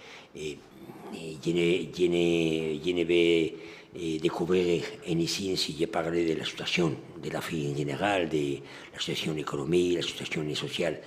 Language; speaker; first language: French; non-native, learner; Spanish